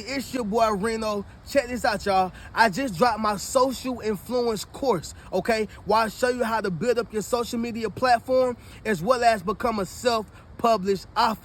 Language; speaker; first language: English; native; English